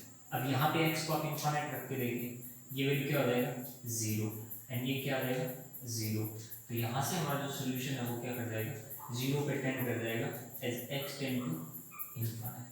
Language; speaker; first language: Hindi; native; Hindi